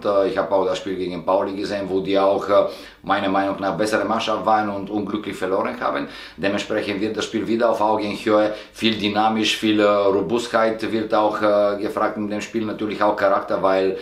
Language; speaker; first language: German; non-native, fluent; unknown